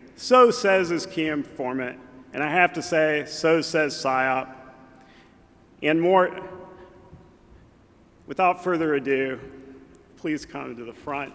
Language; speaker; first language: English; native; English